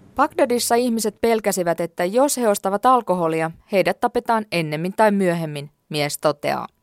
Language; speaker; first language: Finnish; native; Finnish